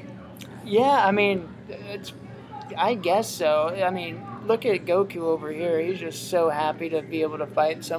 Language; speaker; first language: English; native; English